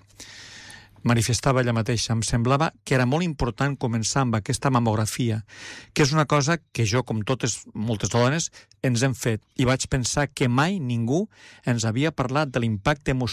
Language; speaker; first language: Catalan; native; Catalan